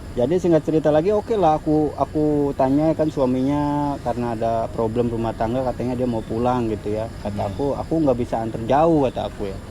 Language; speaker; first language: Indonesian; native; Indonesian